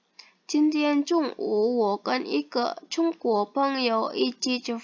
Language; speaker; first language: Chinese; non-native, learner; Indonesian